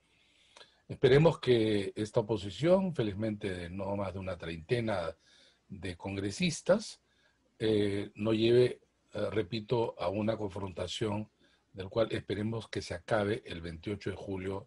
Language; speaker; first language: Spanish; native; Spanish